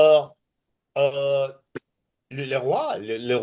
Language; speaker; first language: French; non-native, learner; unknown